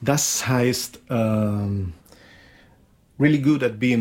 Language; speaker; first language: German; non-native, fluent; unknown